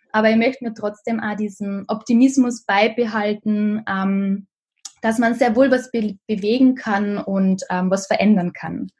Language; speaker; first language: German; native; German